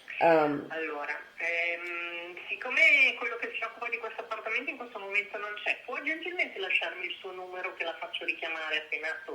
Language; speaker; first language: Italian; native; Italian